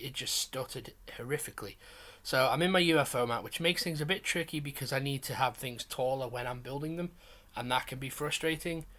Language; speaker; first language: English; native; English